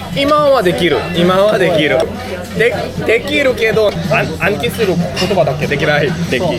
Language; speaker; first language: Japanese; non-native, learner; Korean